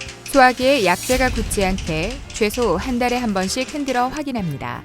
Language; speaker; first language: Korean; non-native, fluent; Vietnamese